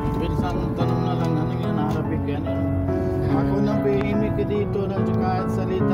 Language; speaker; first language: Filipino; non-native, learner; Arabic